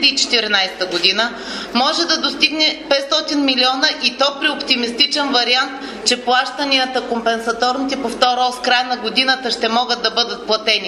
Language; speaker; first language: Bulgarian; native; Bulgarian